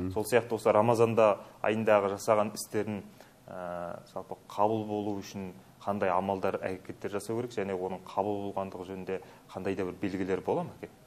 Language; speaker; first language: Kazakh; native; Kazakh